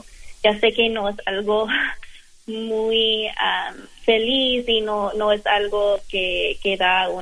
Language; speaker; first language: Spanish; non-native, learner; English